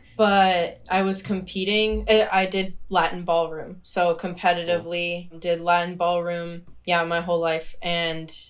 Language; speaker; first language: English; early bilingual, other home language; Ukrainian